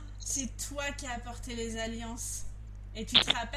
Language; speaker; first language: French; native; French